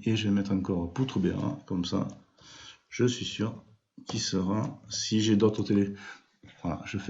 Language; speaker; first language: French; native; French